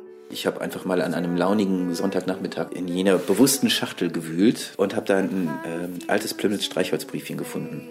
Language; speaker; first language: German; native; German